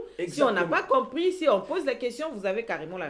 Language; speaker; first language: French; non-native, local second language; Lingala